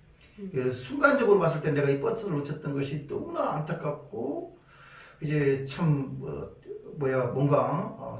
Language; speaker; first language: Korean; native; Korean